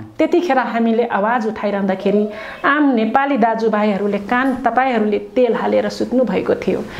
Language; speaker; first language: Nepali; non-native, local second language; Rana Tharu